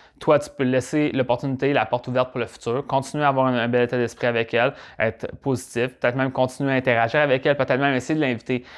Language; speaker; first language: French; native; French